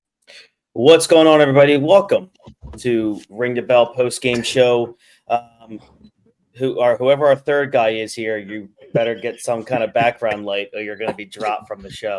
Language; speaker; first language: English; native; English